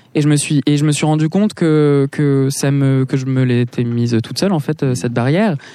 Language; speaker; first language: French; native; French